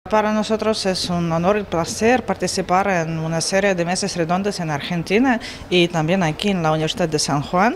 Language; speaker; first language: Spanish; non-native, fluent; Russian